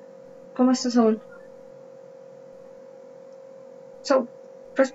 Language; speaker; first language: Portuguese; non-native, fluent; Spanish